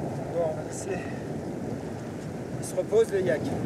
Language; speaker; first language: French; native; French